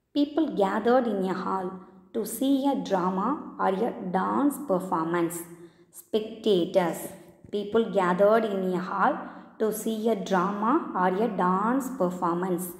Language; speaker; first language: English; non-native, local second language; Tamil